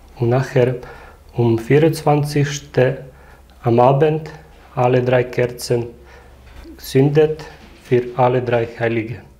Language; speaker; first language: German; non-native, learner; Croatian